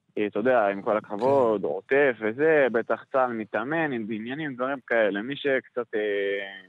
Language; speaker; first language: Hebrew; native; Hebrew